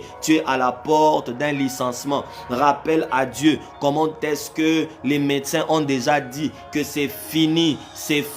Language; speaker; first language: French; non-native, local second language; Lingala